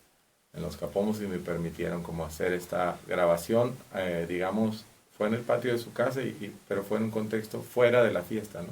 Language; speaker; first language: Spanish; native; Spanish